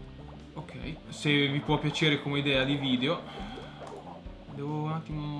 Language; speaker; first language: Italian; native; Italian